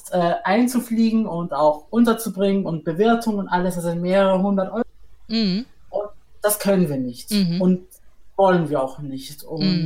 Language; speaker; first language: German; native; German